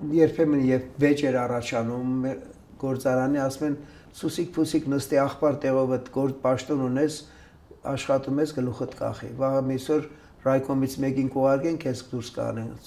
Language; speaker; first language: Armenian; early bilingual, other home language; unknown